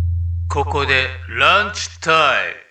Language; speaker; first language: Japanese; native; Japanese